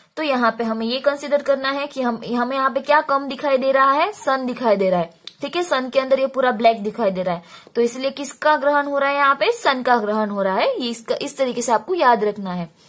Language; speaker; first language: Hindi; non-native, local second language; Gujarati